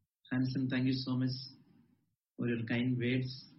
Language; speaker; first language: English; non-native, local second language; Malayalam